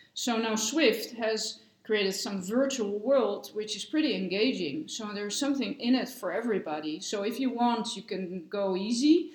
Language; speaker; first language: English; non-native, fluent; Dutch